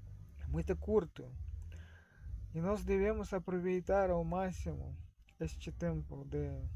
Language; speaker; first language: Portuguese; non-native, fluent; Russian